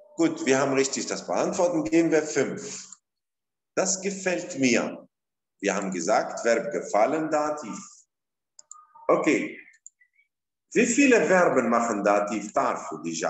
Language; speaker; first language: German; non-native, fluent; Arabic